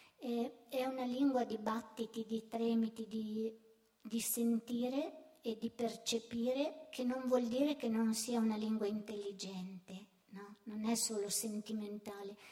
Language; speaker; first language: Italian; native; Italian